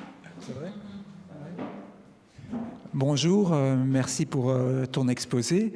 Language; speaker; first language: French; native; French